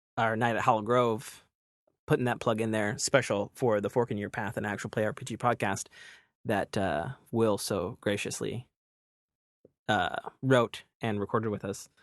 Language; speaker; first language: English; native; English